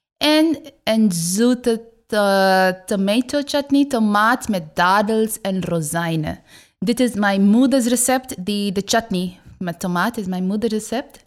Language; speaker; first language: Dutch; non-native, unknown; Bangla